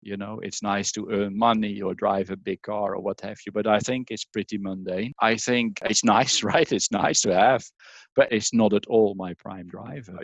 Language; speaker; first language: English; non-native, fluent; Dutch